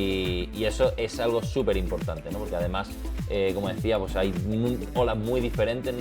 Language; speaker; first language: Spanish; native; Spanish